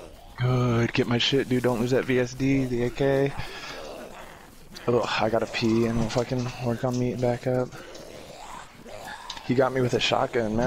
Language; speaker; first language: English; native; English